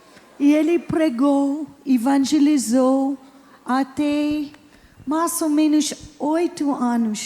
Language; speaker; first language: Portuguese; non-native, learner; English